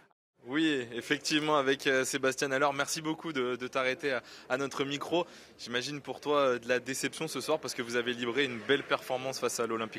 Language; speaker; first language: French; native; French